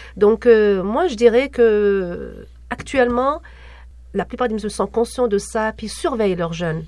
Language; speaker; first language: French; non-native, local second language; Arabic